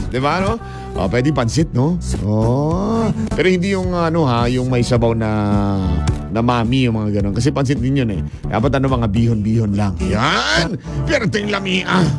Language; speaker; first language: Filipino; non-native, local second language; Cebuano